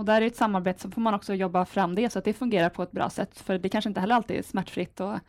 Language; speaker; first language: Swedish; native; Swedish